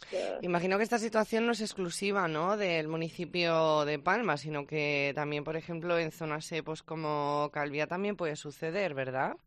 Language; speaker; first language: Spanish; native; Spanish